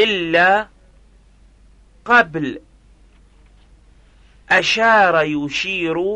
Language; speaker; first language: Arabic; non-native, fluent; Persian